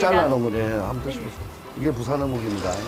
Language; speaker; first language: Korean; native; Korean